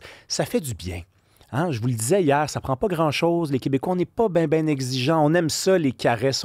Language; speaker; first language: French; native; French